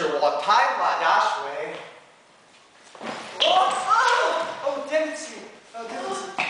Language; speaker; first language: Chinese; non-native, learner; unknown